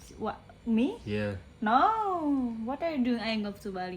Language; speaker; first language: English; non-native, learner; Indonesian